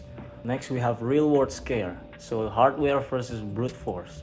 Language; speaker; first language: English; non-native, learner; Indonesian